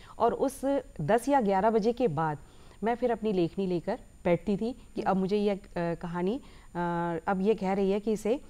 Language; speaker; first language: Hindi; native; Hindi